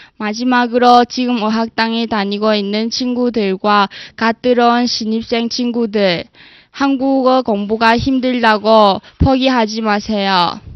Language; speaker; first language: Korean; non-native, fluent; Chinese